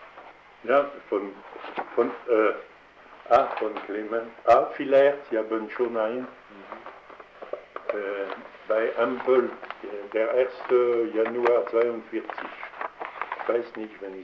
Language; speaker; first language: German; non-native, learner; French